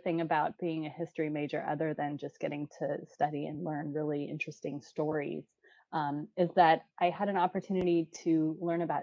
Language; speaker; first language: English; native; English